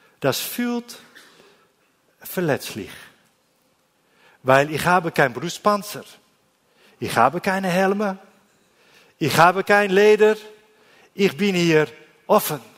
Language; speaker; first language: German; non-native, learner; Dutch